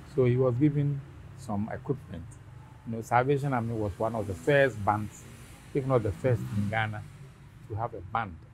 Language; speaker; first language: English; non-native, local second language; Akan